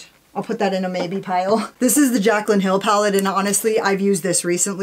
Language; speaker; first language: English; native; English